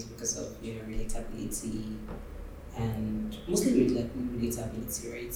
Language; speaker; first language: English; non-native, local second language; Yoruba